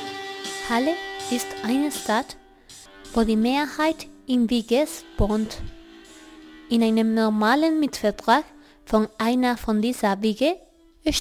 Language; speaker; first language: German; non-native, learner; Spanish